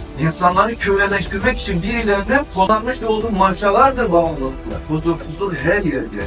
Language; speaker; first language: Turkish; native; Turkish